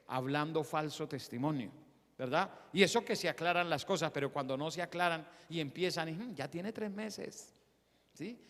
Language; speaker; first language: Spanish; native; Spanish